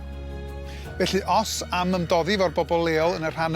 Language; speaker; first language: Welsh; native; Welsh